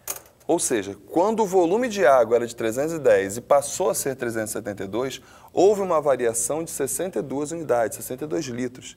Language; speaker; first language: Portuguese; native; Portuguese